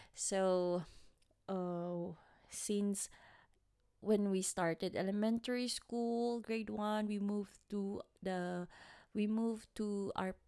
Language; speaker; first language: English; non-native, local second language; Waray